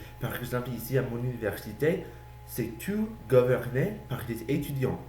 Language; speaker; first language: French; non-native, learner; English